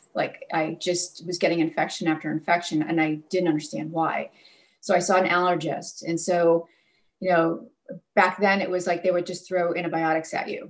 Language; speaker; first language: English; native; English